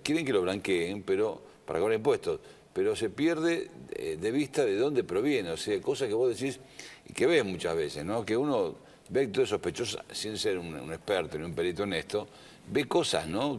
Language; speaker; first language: Spanish; native; Spanish